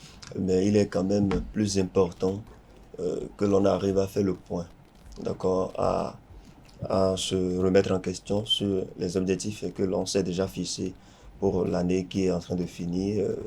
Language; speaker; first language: French; non-native, local second language; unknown